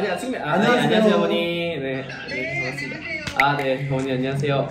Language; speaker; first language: Korean; native; Korean